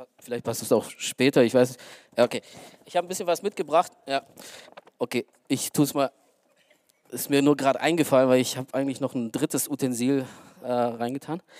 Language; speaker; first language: German; early bilingual, other home language; Romanian